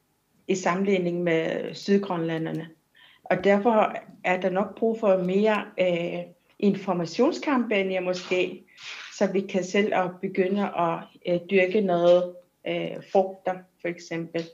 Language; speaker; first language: Danish; non-native, local second language; Kalaallisut